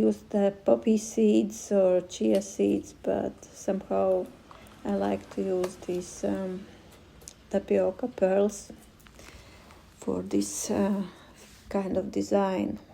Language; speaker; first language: English; non-native, fluent; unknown